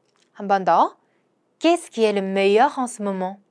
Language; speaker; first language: French; non-native, fluent; Korean